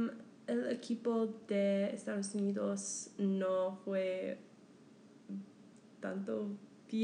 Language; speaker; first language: Spanish; non-native, learner; English